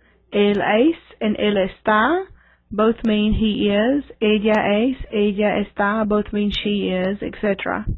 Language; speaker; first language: Spanish; non-native, fluent; English